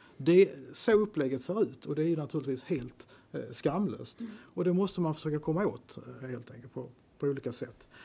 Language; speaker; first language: Swedish; native; Swedish